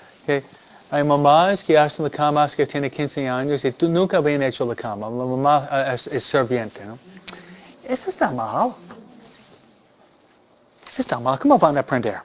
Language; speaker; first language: Spanish; non-native, fluent; English